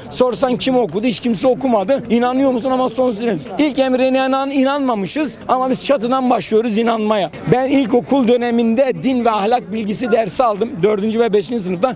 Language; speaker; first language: Turkish; native; Turkish